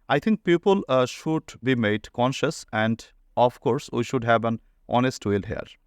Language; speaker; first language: English; non-native, local second language; Bangla